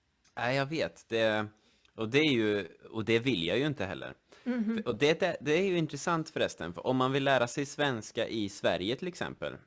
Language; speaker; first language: Swedish; native; Swedish